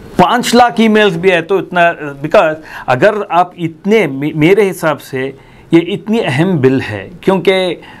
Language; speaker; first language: Hindi; native; Hindi